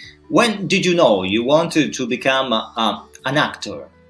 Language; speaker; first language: English; non-native, fluent; Italian